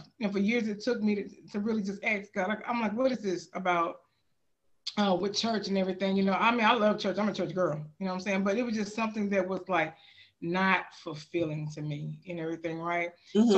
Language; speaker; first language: English; native; English